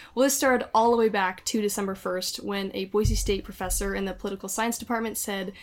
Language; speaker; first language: English; native; English